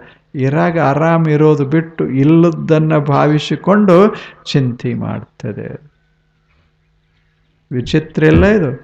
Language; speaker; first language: Kannada; native; Kannada